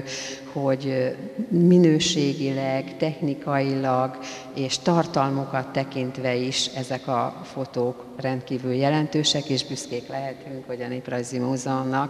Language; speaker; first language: Hungarian; native; Hungarian